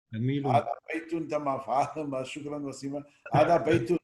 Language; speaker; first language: Arabic; non-native, fluent; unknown